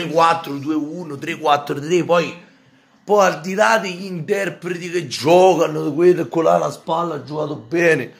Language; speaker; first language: Italian; native; Italian